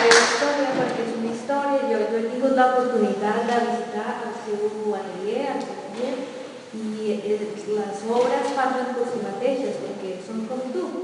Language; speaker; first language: Catalan; non-native, fluent; Spanish